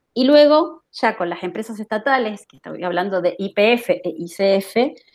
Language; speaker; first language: Spanish; native; Spanish